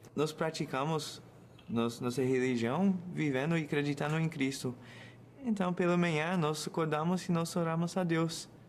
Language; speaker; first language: Portuguese; non-native, fluent; English